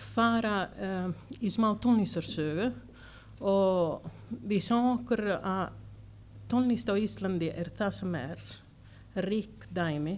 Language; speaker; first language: Icelandic; non-native, learner; Italian